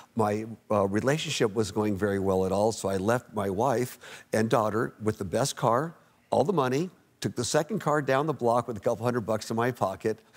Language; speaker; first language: English; native; English